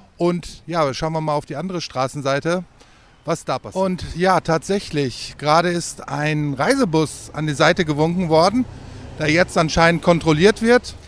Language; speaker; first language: German; native; German